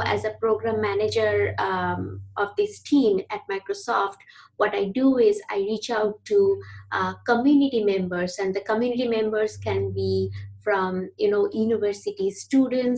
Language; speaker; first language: English; non-native, local second language; Bangla